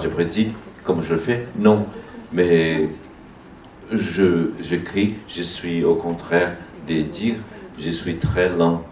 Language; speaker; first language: French; non-native, fluent; Portuguese